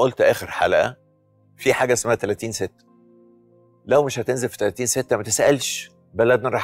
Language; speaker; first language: Arabic; native; Arabic